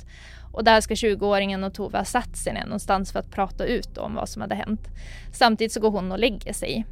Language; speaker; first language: Swedish; native; Swedish